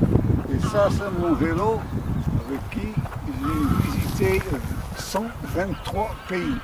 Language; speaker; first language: French; non-native, learner; Dutch